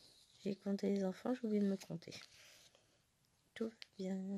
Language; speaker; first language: French; native; French